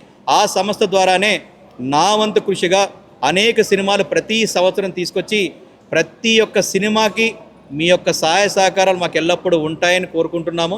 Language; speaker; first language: Telugu; native; Telugu